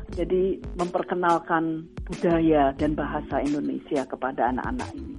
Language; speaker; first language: Indonesian; native; Indonesian